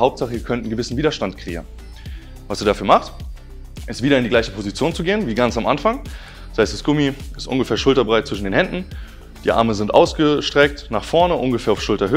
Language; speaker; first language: German; native; German